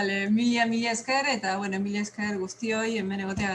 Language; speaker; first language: Basque; non-native, fluent; Spanish